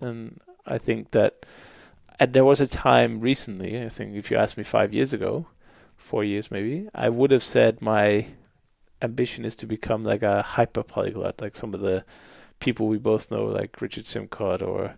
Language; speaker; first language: English; non-native, fluent; Danish